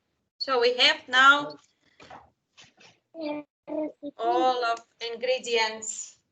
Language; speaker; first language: English; non-native, fluent; Spanish